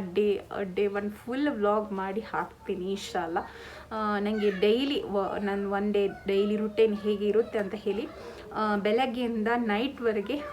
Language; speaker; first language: Kannada; non-native, local second language; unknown